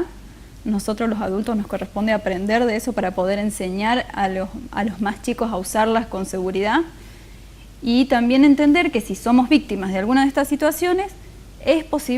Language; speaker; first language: Spanish; native; Spanish